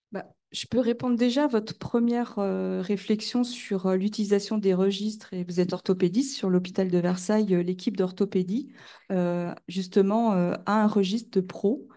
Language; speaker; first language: French; native; French